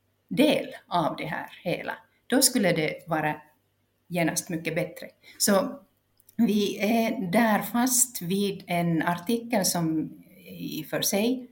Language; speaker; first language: Swedish; non-native, local second language; Finnish